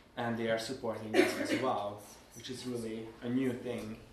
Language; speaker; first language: English; non-native, fluent; Hungarian